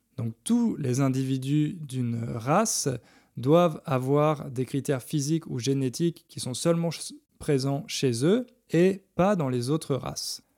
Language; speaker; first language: French; native; French